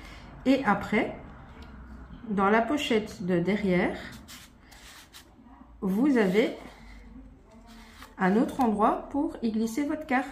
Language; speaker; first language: French; native; French